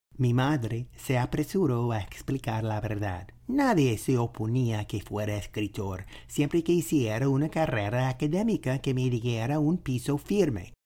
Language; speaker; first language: Spanish; non-native, fluent; English